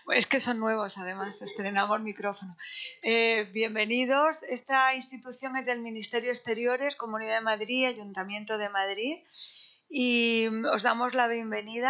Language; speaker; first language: Spanish; native; Spanish